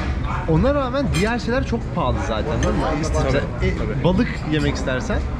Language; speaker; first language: Turkish; native; Turkish